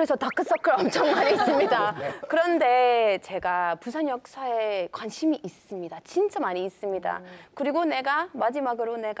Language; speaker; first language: Korean; non-native, learner; English